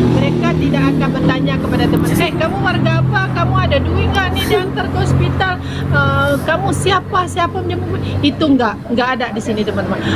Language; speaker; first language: Indonesian; native; Indonesian